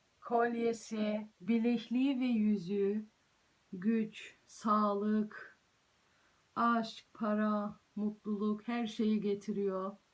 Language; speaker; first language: Turkish; early bilingual, heritage; Turkish